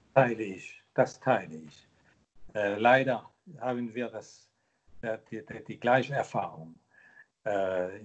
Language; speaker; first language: German; non-native, local second language; French